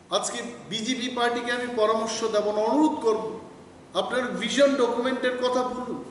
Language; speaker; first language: Bangla; non-native, local second language; Kok Borok